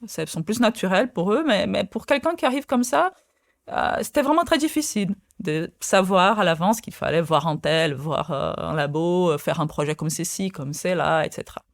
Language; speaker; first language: French; non-native, fluent; Portuguese